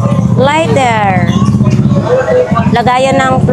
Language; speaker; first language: Filipino; native; Filipino